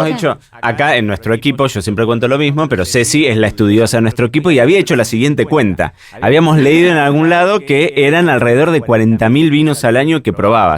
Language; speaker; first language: Spanish; native; Spanish